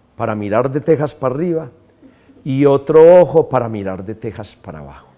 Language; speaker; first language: Spanish; native; Spanish